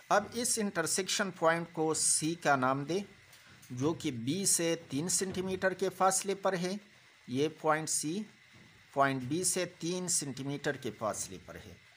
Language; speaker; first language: Urdu; non-native, local second language; Pashto